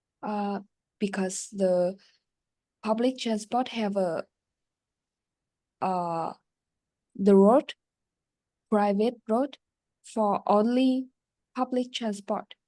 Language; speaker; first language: English; non-native, learner; Vietnamese